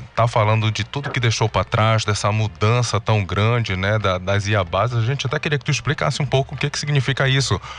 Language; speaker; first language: Portuguese; native; Portuguese